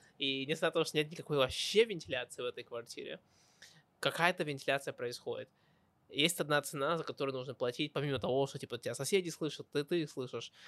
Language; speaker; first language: Russian; early bilingual, heritage; Russian